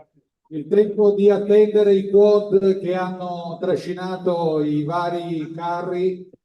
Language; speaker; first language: Italian; native; Italian